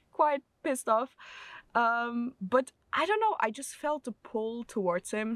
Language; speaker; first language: English; non-native, fluent; German